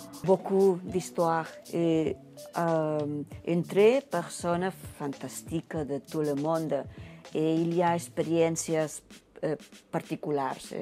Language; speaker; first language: French; non-native, learner; Catalan